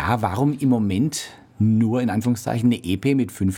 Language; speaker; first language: German; native; German